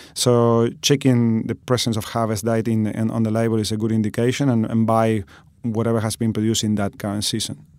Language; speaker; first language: English; non-native, fluent; Spanish